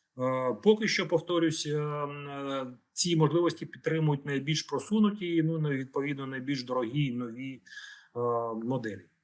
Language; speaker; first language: Ukrainian; native; Ukrainian